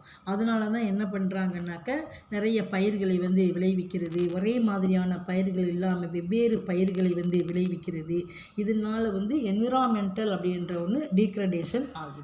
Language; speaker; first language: Tamil; native; Tamil